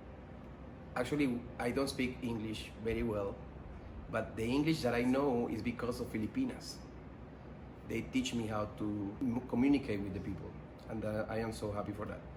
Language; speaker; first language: English; non-native, learner; Spanish